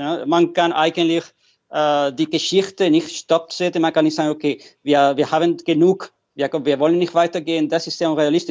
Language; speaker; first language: German; non-native, fluent; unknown